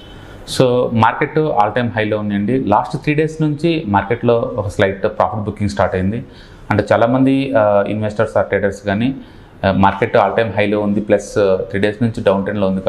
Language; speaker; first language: Telugu; native; Telugu